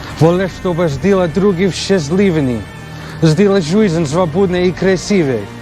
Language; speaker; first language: Russian; non-native, learner; English